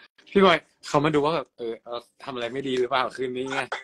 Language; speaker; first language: Thai; native; Thai